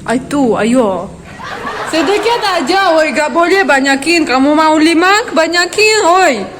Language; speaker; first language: Indonesian; non-native, learner; Russian